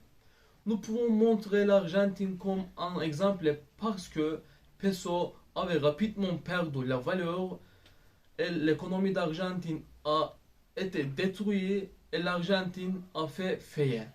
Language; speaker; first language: French; non-native, learner; Turkish